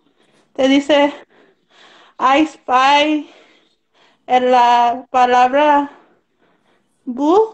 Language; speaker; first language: Spanish; early bilingual, heritage; Spanish